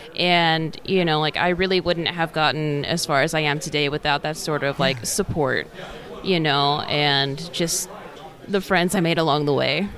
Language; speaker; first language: English; native; English